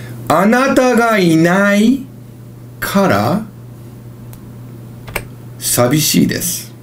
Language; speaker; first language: Japanese; non-native, fluent; English